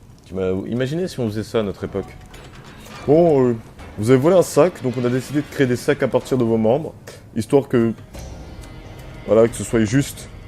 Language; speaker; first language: French; native; French